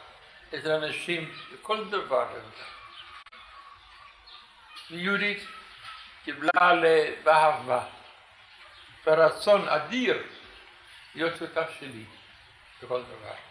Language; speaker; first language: Hebrew; non-native, fluent; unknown